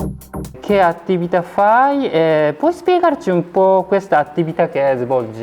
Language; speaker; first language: Italian; non-native, fluent; Japanese